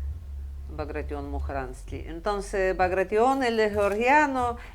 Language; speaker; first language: Spanish; non-native, fluent; Russian